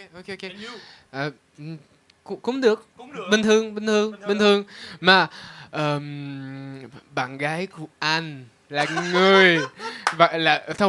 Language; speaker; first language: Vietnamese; non-native, learner; French